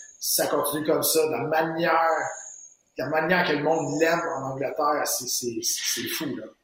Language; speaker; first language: French; native; French